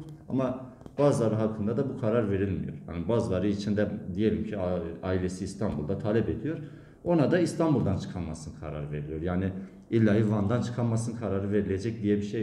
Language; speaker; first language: Turkish; native; Turkish